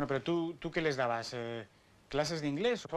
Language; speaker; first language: Spanish; native; Spanish